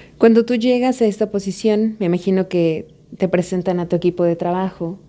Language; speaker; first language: Spanish; native; Spanish